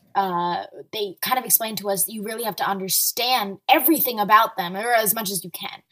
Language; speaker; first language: English; early bilingual, other home language; Arabic